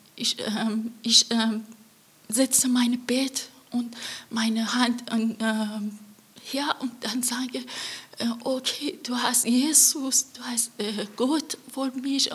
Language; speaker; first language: German; non-native, learner; Persian